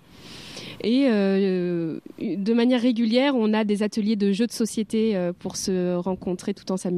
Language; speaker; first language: French; native; French